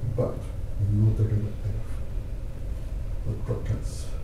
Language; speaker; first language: English; non-native, fluent; Spanish